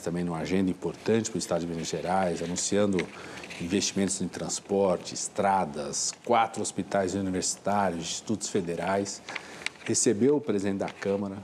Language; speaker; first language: Portuguese; native; Portuguese